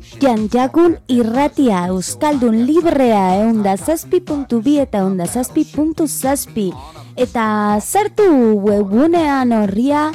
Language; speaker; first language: Basque; non-native, learner; Spanish